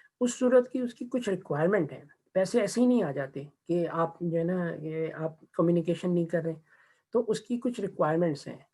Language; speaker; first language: Urdu; native; Urdu